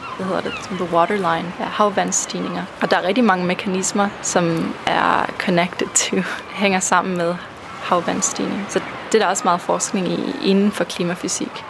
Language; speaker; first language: Danish; non-native, fluent; Italian